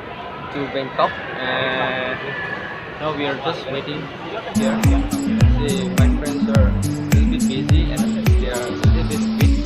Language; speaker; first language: English; non-native, local second language; Karbi